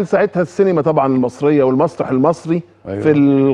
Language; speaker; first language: Arabic; native; Arabic